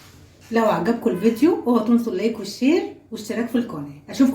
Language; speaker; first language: Arabic; native; Arabic